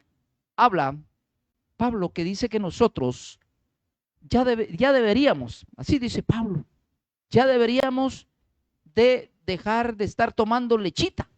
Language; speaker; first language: Spanish; native; Spanish